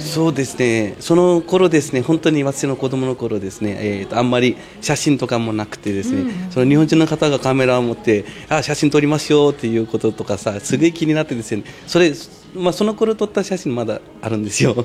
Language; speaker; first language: Japanese; non-native, fluent; Nepali